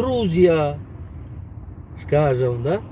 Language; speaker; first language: Russian; non-native, local second language; Tajik